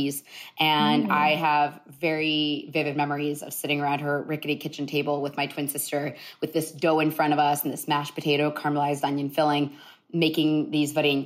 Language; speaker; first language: English; native; English